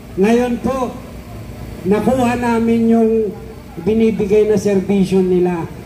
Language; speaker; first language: Filipino; non-native, local second language; Iloko